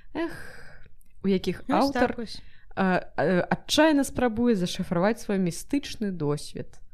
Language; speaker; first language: Belarusian; non-native, local second language; Russian